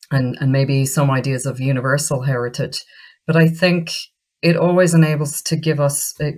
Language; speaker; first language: English; native; English